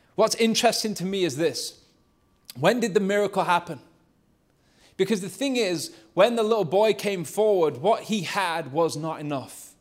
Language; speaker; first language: English; native; English